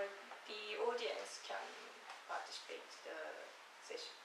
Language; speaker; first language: English; non-native, learner; Japanese